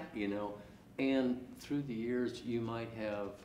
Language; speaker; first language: English; native; English